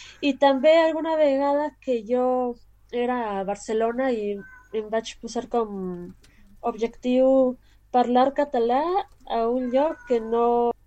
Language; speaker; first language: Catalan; non-native, learner; Spanish